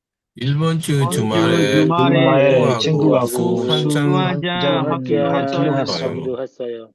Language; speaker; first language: Korean; non-native, learner; Burmese